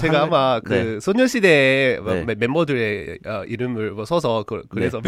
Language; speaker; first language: Korean; non-native, learner; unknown